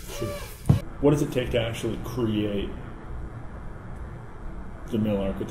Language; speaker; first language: English; native; English